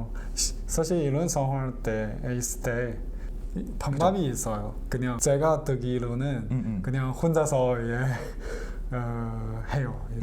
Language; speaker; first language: Korean; non-native, learner; Chinese